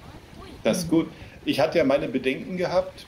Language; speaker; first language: German; native; German